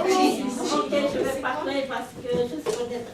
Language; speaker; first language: French; non-native, learner; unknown